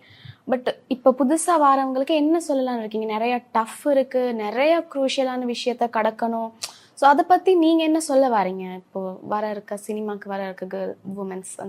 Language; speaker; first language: Tamil; native; Tamil